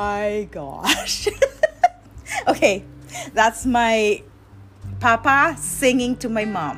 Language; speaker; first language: English; non-native, local second language; Filipino